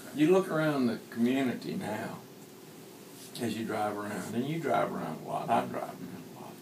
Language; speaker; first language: English; native; English